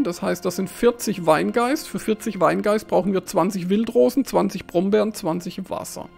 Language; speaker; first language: German; native; German